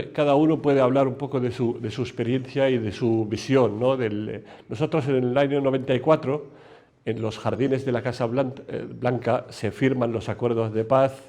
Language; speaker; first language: Spanish; non-native, fluent; Arabic